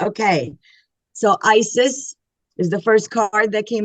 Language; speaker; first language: English; native; English